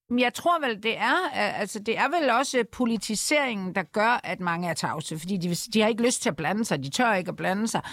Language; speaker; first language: Danish; native; Danish